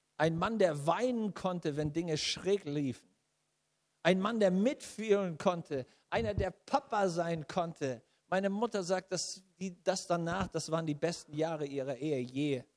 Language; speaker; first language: German; native; German